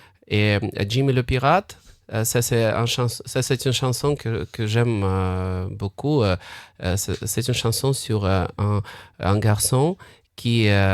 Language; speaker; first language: French; non-native, fluent; Russian